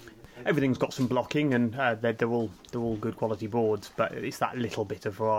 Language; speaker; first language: English; native; English